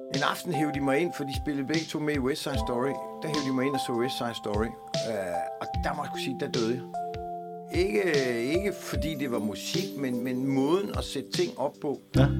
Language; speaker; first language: Danish; native; Danish